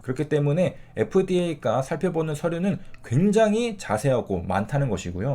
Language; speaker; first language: Korean; native; Korean